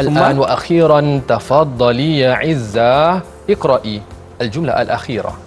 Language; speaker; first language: Arabic; non-native, fluent; Malay